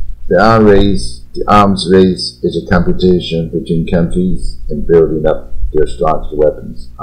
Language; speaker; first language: English; non-native, fluent; Chinese